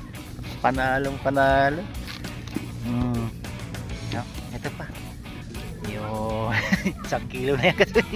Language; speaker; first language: Filipino; native; Filipino